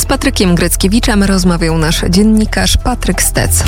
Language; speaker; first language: Polish; native; Polish